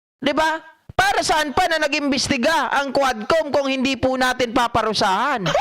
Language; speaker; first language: Filipino; non-native, local second language; Iloko